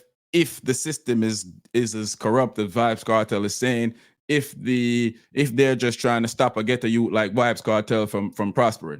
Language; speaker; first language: English; native; English